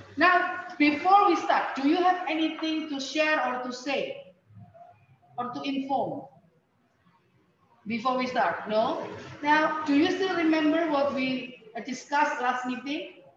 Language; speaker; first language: English; non-native, fluent; Indonesian